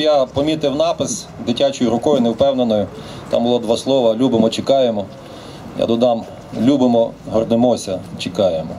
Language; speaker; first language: Ukrainian; native; Ukrainian